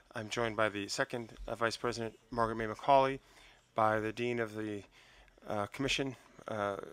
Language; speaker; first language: English; native; English